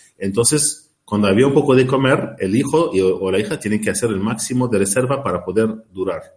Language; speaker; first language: Spanish; non-native, learner; Arabic